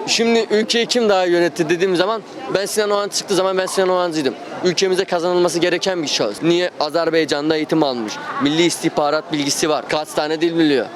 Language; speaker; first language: Turkish; native; Turkish